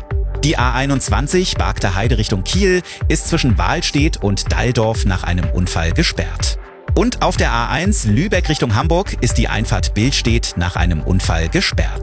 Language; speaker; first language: German; native; German